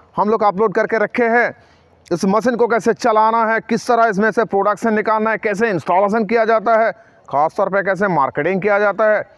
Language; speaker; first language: Hindi; non-native, local second language; Bangla